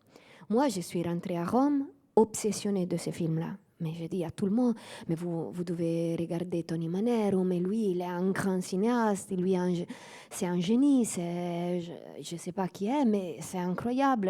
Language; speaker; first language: French; non-native, fluent; Italian